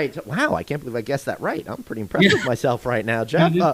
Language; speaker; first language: English; native; English